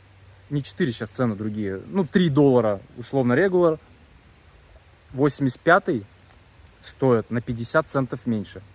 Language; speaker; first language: Russian; native; Russian